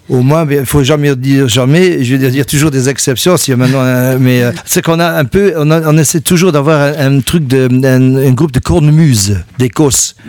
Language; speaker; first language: French; non-native, local second language; Luxembourgish